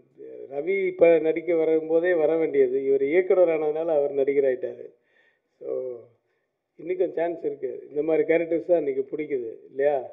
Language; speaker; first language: Tamil; native; Tamil